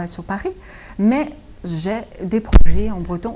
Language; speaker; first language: French; native; French